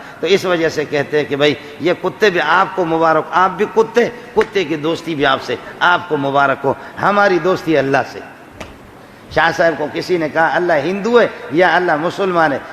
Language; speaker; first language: Urdu; non-native, local second language; Baluchi